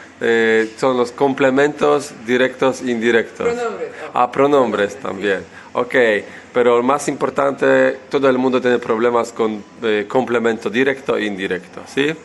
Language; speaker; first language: Spanish; non-native, fluent; Polish